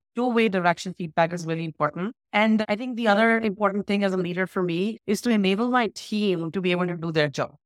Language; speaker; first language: English; non-native, local second language; Hindi